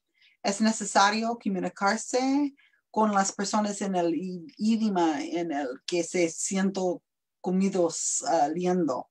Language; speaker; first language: Spanish; non-native, learner; English